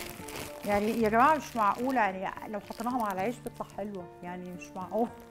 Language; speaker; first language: Arabic; native; Arabic